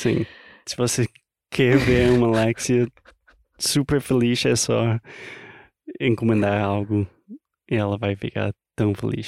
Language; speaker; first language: Portuguese; non-native, learner; English